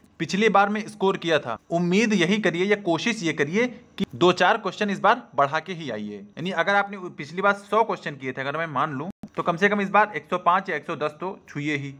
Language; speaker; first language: Hindi; native; Hindi